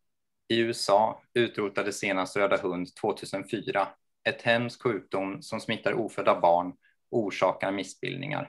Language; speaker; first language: Swedish; native; Swedish